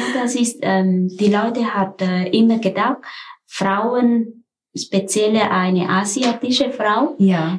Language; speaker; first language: German; non-native, learner; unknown